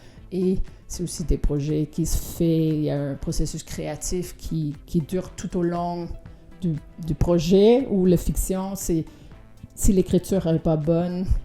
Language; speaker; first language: French; non-native, fluent; Danish